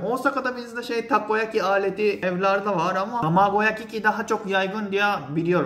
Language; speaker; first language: Turkish; non-native, fluent; Japanese